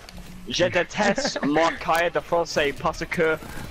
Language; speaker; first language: French; non-native, learner; English